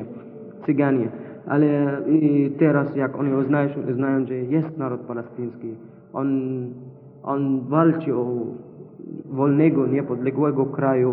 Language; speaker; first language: Polish; non-native, learner; Arabic